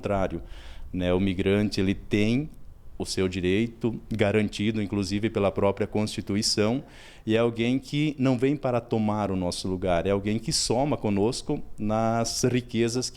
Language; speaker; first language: Portuguese; native; Portuguese